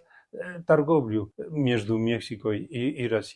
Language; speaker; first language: Russian; non-native, fluent; Spanish